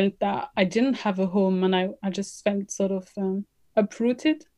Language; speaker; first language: English; non-native, fluent; French